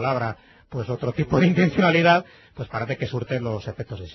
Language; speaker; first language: Spanish; native; Spanish